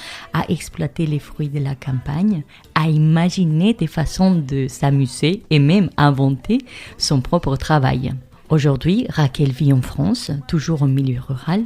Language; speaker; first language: French; non-native, fluent; Spanish